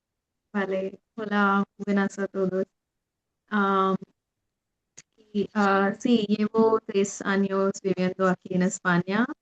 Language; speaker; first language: Spanish; non-native, fluent; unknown